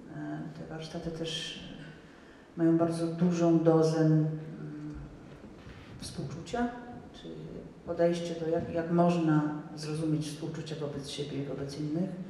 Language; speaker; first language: Polish; non-native, fluent; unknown